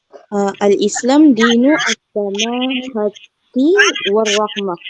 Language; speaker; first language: Arabic; non-native, learner; Malay